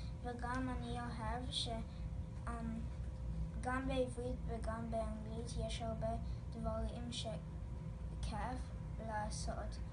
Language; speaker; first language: Hebrew; non-native, learner; English